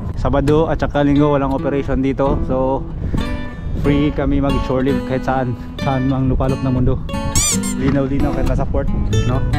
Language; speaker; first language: Filipino; non-native, local second language; Waray